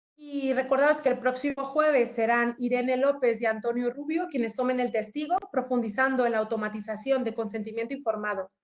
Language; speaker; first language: Spanish; native; Spanish